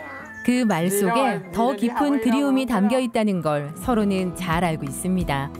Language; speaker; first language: Korean; native; Korean